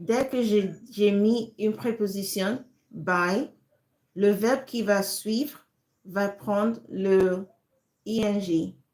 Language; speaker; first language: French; non-native, fluent; English